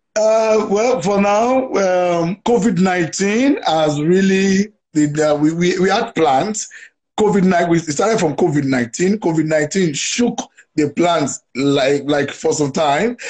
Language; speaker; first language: English; non-native, local second language; Yoruba